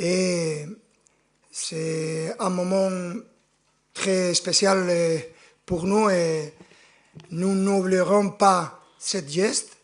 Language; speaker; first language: French; non-native, fluent; Spanish